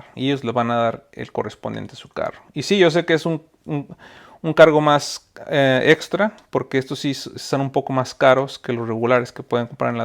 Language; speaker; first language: Spanish; native; Spanish